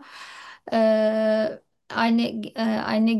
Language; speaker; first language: German; non-native, learner; Turkish